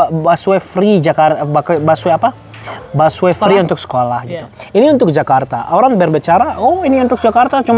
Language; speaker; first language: Indonesian; non-native, fluent; Arabic